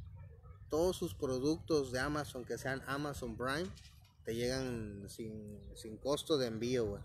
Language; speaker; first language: Spanish; native; Spanish